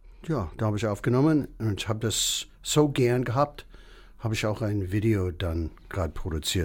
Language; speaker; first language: German; non-native, fluent; English